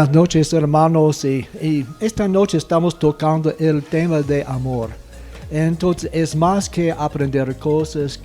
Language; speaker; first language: Spanish; non-native, fluent; English